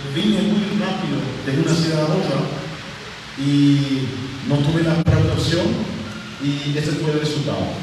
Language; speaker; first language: Spanish; non-native, local second language; German